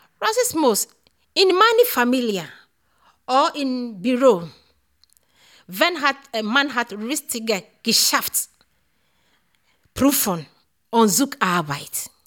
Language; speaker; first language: German; non-native, learner; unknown